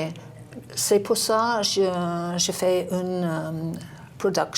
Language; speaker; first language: French; non-native, learner; English